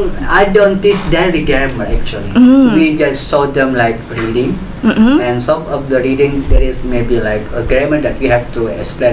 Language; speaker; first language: English; non-native, learner; Indonesian